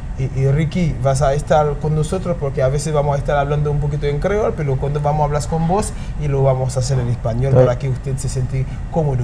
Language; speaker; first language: Spanish; non-native, fluent; Haitian Creole